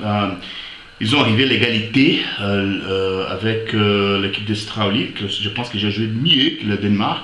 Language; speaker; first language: French; non-native, fluent; Portuguese